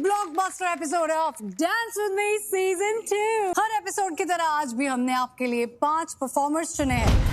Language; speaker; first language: Hindi; native; Hindi